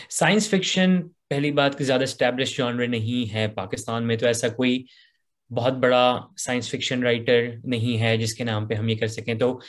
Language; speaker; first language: Urdu; native; Urdu